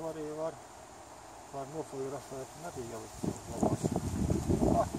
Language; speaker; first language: Latvian; native; Latvian